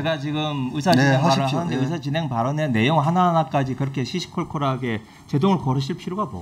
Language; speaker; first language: Korean; native; Korean